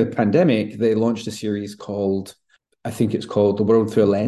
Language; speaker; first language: English; native; English